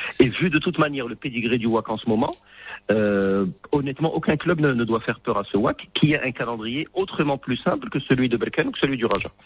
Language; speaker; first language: French; non-native, local second language; Arabic